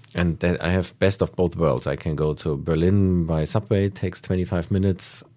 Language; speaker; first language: English; non-native, fluent; German